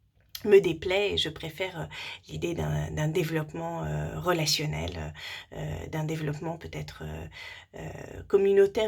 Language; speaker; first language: French; native; French